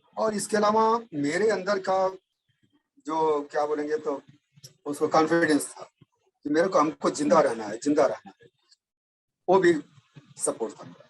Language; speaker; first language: Hindi; native; Hindi